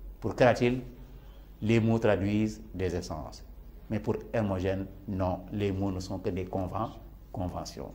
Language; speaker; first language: French; non-native, local second language; Serer